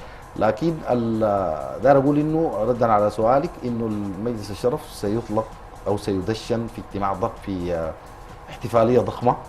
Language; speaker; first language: Arabic; native; Arabic